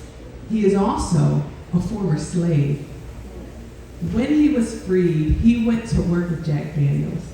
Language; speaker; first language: English; native; English